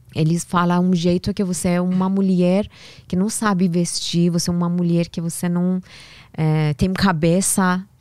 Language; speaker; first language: Portuguese; non-native, learner; Persian